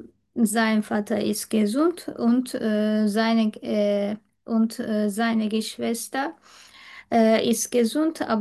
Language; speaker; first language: German; non-native, learner; Turkish